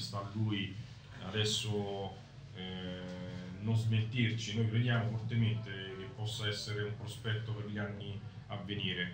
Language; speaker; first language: Italian; native; Italian